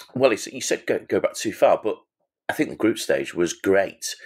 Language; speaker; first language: English; native; English